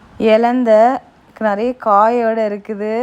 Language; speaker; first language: Tamil; native; Tamil